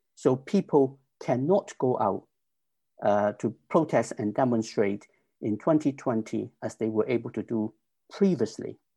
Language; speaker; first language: English; non-native, local second language; Cantonese